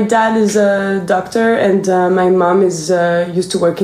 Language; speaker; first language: English; non-native, fluent; French